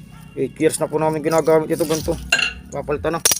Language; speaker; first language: Filipino; native; Filipino